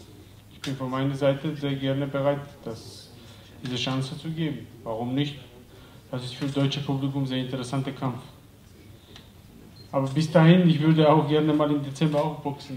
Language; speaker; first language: German; non-native, fluent; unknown